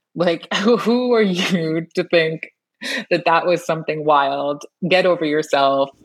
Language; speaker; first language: English; early bilingual, other home language; Persian